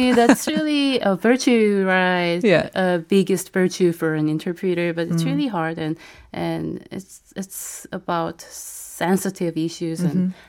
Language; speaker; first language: English; non-native, fluent; Korean